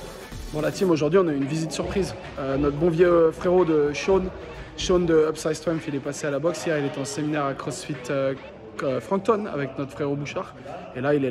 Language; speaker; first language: French; native; French